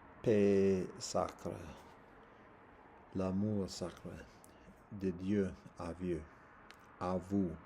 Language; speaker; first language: French; non-native, learner; English